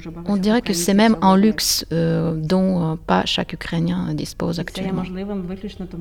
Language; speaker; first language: French; non-native, fluent; Ukrainian